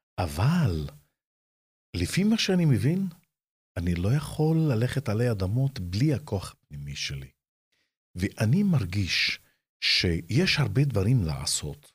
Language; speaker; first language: Hebrew; non-native, local second language; Arabic